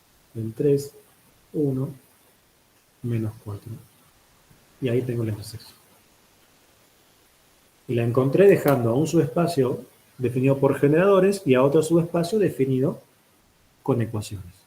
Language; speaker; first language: Spanish; native; Spanish